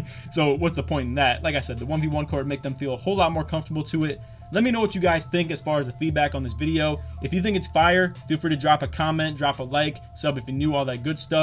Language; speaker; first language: English; native; English